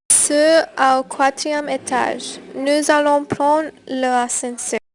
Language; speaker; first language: French; non-native, learner; English